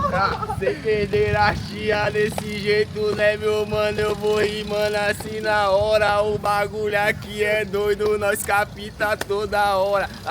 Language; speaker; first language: Portuguese; native; Portuguese